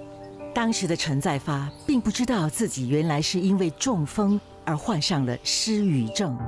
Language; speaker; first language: Chinese; native; Chinese